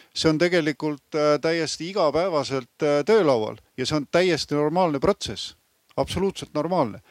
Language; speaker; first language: Estonian; native; Estonian